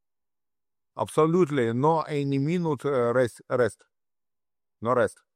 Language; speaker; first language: English; non-native, learner; Russian